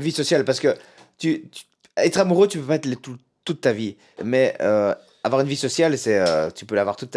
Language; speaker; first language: French; native; French